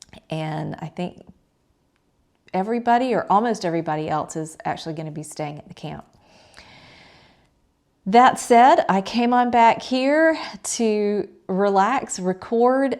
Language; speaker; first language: English; native; English